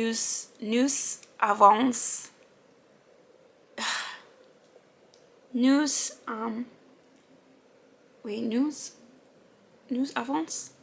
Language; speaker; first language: French; non-native, learner; English